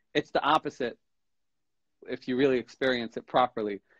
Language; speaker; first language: English; native; English